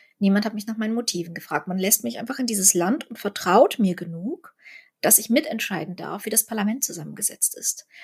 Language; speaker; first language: German; early bilingual, other home language; Russian